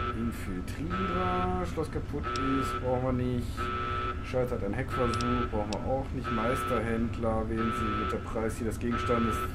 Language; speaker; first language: German; native; German